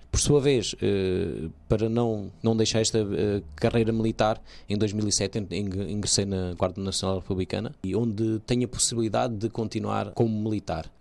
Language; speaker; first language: Portuguese; early bilingual, other home language; Kabuverdianu